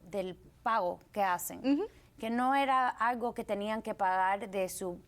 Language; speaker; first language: Spanish; early bilingual, heritage; Spanish